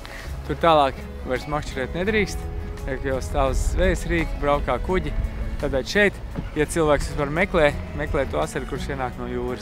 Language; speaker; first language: Latvian; native; Latvian